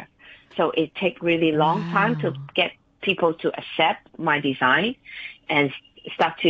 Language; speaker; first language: English; non-native, local second language; Cantonese